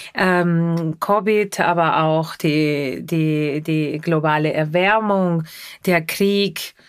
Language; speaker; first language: German; non-native, fluent; Spanish